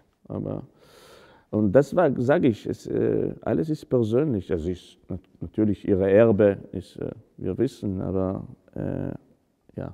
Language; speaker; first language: German; non-native, fluent; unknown